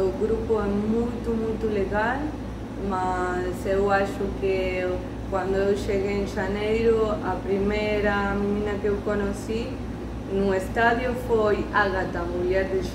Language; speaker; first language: Portuguese; non-native, learner; Spanish